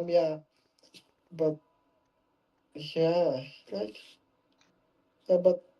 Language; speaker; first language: English; non-native, learner; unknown